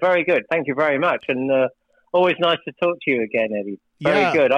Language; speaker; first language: English; native; English